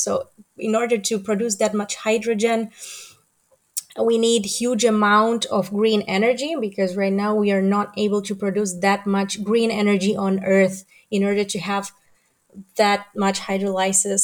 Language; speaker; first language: English; non-native, fluent; Romanian